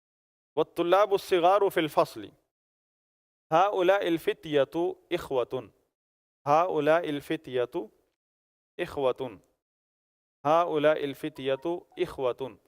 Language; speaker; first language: Arabic; non-native, fluent; Urdu